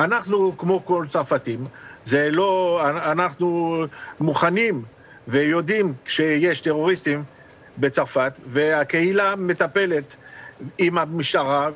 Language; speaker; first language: Hebrew; non-native, fluent; French